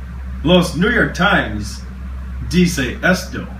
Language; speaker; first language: Spanish; non-native, learner; English